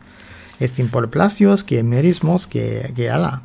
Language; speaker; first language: Greek; non-native, learner; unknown